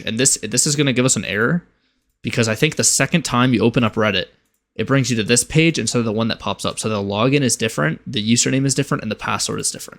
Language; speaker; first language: English; native; English